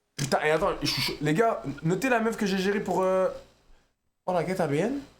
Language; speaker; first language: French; native; French